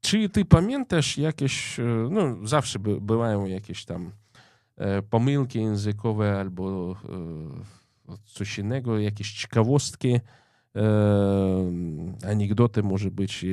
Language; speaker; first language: Polish; non-native, fluent; Russian